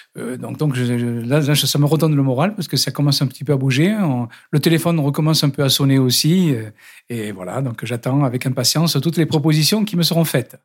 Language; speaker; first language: French; native; French